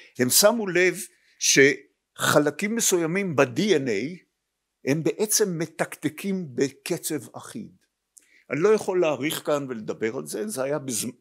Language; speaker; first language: Hebrew; native; Hebrew